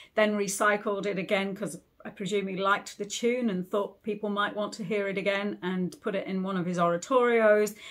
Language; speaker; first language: English; native; English